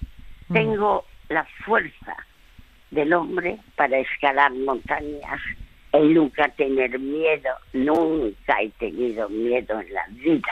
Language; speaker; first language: Spanish; early bilingual, other home language; French